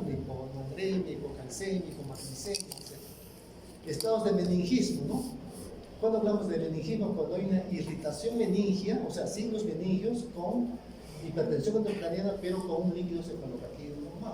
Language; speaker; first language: Spanish; native; Spanish